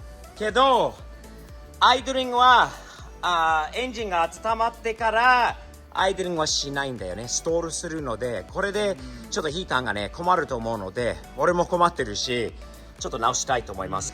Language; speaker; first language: Japanese; non-native, fluent; English